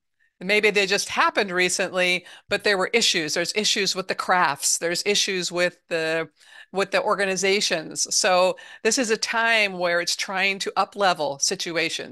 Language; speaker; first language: English; native; English